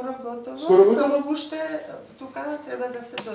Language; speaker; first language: Macedonian; non-native, fluent; Armenian